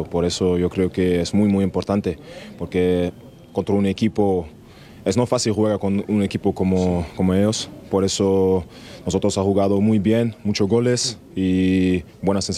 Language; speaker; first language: Spanish; non-native, learner; German